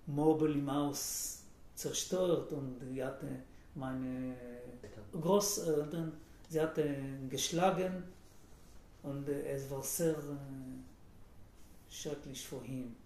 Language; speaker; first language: German; non-native, learner; Hebrew